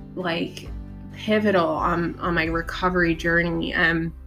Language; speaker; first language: English; native; English